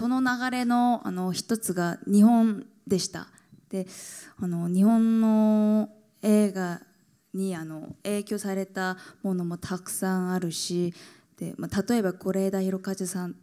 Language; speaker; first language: Japanese; non-native, fluent; Korean